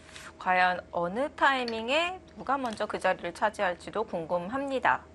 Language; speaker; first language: Korean; native; Korean